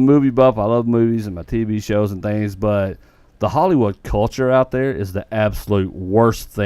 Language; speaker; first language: English; native; English